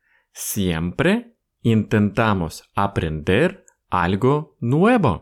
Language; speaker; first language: Spanish; non-native, fluent; Russian